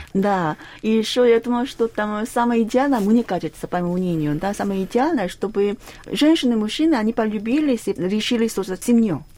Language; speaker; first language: Russian; non-native, fluent; Korean